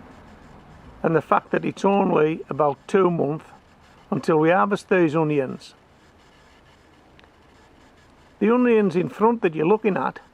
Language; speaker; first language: English; native; English